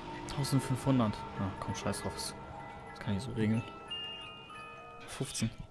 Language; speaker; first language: German; native; German